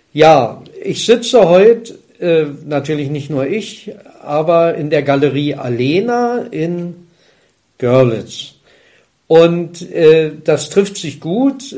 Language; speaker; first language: German; native; German